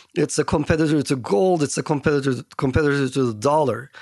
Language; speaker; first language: English; non-native, fluent; Turkish